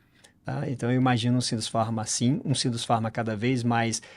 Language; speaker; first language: Portuguese; native; Portuguese